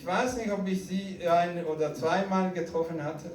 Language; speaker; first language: German; non-native, fluent; Rundi